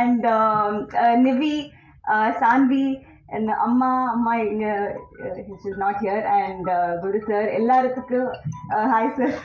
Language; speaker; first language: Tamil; non-native, learner; Telugu